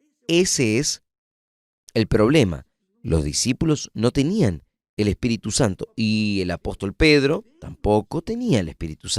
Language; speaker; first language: Spanish; non-native, fluent; Portuguese